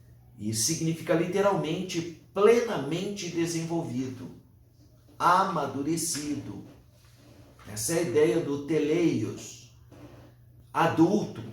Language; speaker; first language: Portuguese; native; Portuguese